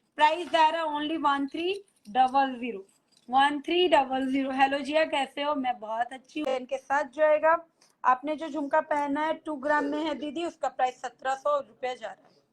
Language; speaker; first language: Hindi; native; Hindi